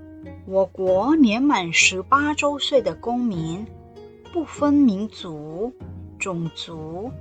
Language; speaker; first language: Chinese; non-native, fluent; Indonesian